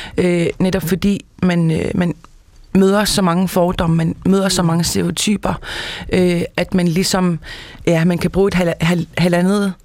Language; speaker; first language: Danish; non-native, local second language; Kalaallisut